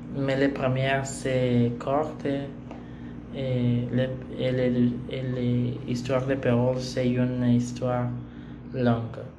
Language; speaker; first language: French; non-native, learner; Spanish